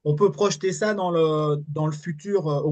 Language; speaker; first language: French; native; French